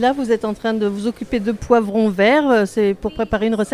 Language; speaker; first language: French; native; French